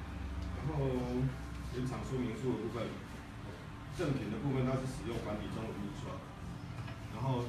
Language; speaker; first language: Chinese; native; Chinese